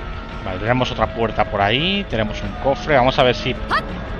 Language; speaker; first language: Spanish; native; Spanish